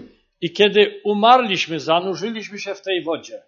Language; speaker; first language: Polish; native; Polish